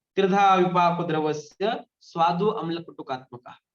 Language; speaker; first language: Hindi; non-native, local second language; Marathi